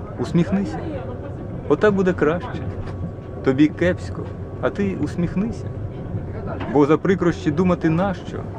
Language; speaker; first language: Ukrainian; non-native, local second language; Russian